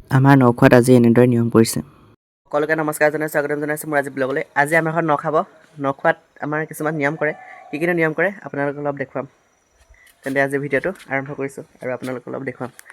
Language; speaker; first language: Assamese; non-native, local second language; Bodo